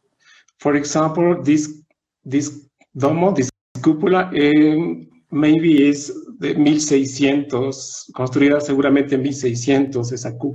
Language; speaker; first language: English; non-native, learner; Spanish